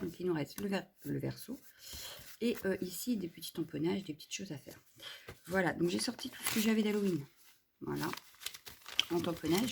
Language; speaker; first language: French; native; French